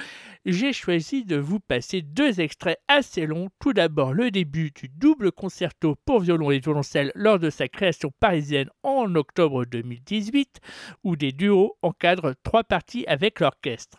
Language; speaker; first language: French; native; French